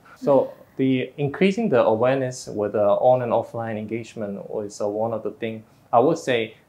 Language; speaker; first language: English; non-native, fluent; Korean